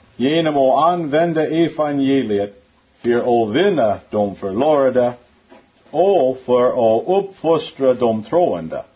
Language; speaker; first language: Swedish; non-native, learner; English